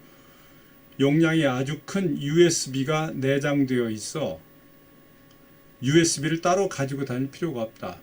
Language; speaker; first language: Korean; native; Korean